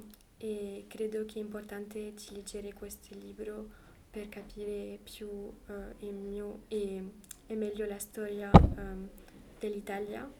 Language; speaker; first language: Italian; non-native, learner; French